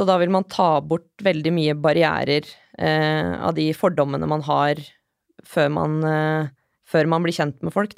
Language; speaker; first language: Norwegian; early bilingual, other home language; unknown